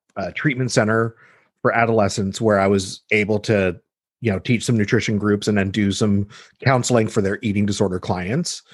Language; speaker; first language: English; native; English